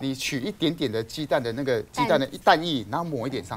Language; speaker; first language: Chinese; native; Chinese